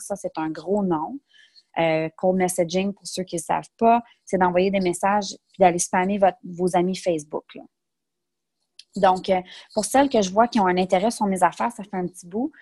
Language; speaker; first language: French; native; French